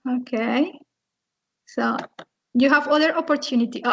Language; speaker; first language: English; non-native, fluent; Spanish